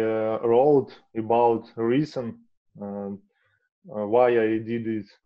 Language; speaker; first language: English; non-native, learner; Russian